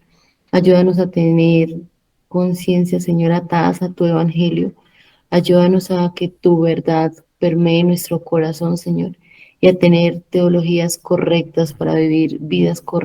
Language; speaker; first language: Spanish; native; Spanish